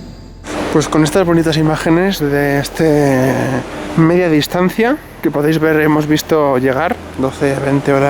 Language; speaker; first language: Spanish; native; Spanish